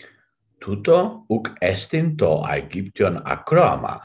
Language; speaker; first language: Greek; non-native, fluent; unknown